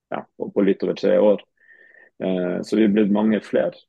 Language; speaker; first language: Norwegian; native; Norwegian